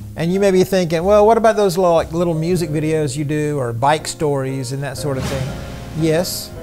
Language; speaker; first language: English; native; English